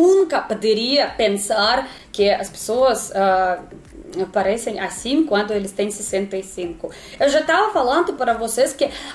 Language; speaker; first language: Portuguese; non-native, learner; Russian